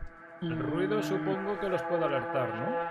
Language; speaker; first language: Spanish; native; Spanish